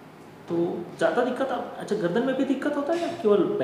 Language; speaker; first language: Hindi; native; Hindi